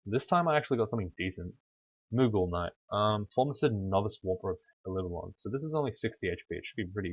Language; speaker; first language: English; native; English